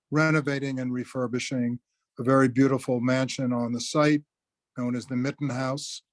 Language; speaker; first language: English; native; English